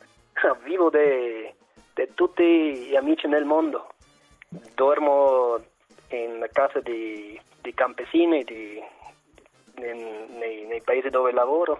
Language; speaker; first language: Italian; non-native, fluent; German